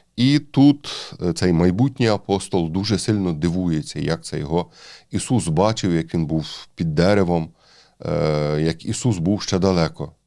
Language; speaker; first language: Ukrainian; native; Ukrainian